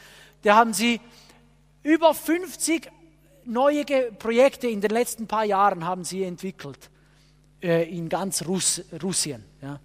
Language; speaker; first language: German; non-native, fluent; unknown